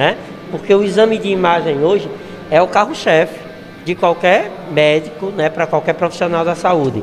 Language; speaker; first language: Portuguese; native; Portuguese